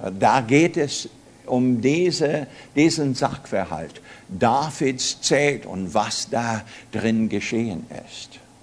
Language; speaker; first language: German; non-native, fluent; English